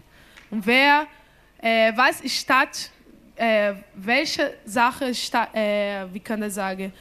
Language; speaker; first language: German; non-native, learner; Portuguese